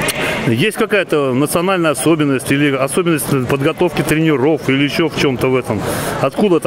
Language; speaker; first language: Russian; native; Russian